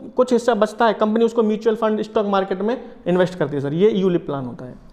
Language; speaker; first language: Hindi; native; Hindi